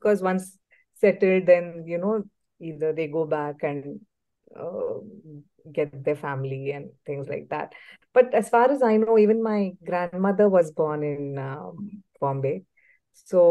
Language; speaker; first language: English; non-native, local second language; Tamil